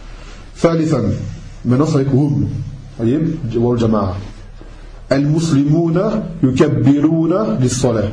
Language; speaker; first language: Arabic; non-native, fluent; French